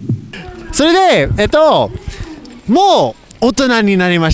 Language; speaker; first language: Japanese; non-native, learner; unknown